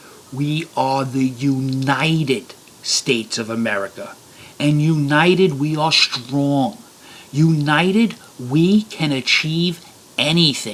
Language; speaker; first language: English; native; English